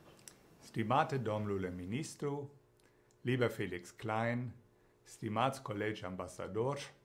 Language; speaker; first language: Romanian; non-native, fluent; German